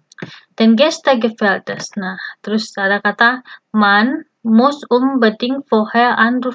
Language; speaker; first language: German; non-native, fluent; Indonesian